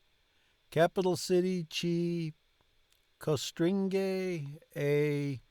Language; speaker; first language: Italian; non-native, learner; English